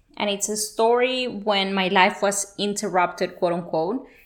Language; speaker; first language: English; early bilingual, other home language; Spanish